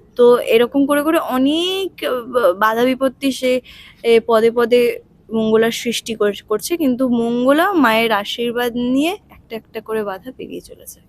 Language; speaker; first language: Bangla; non-native, learner; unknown